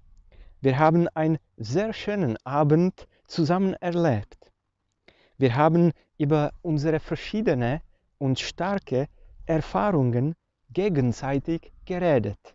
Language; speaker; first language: German; non-native, fluent; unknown